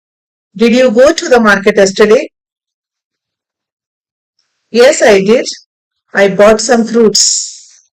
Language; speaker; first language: English; non-native, local second language; Hindi